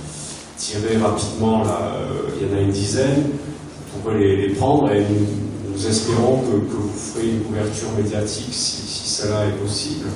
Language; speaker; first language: French; native; French